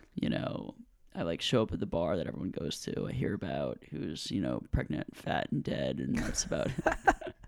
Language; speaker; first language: English; native; English